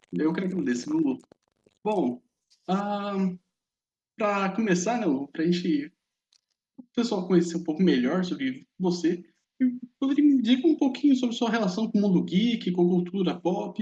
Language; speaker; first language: Portuguese; native; Portuguese